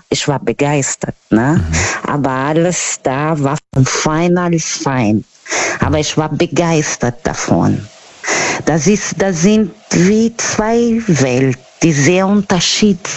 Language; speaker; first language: German; non-native, learner; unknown